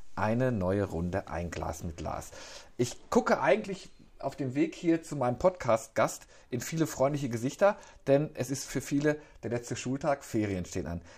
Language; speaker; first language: German; native; German